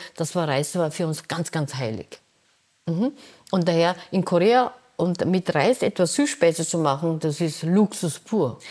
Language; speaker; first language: German; non-native, fluent; Korean